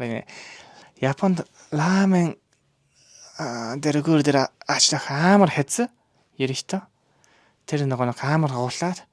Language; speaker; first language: Mongolian; non-native, learner; Japanese